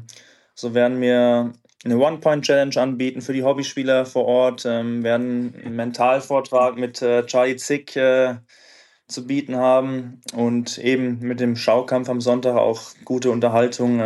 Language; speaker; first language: German; native; German